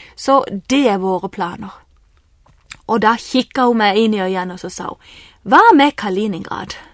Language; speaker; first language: Norwegian; native; Norwegian